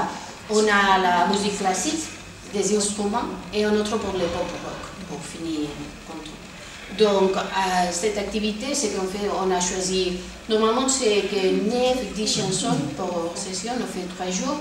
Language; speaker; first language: French; non-native, fluent; Spanish